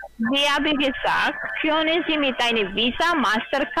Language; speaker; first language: German; non-native, learner; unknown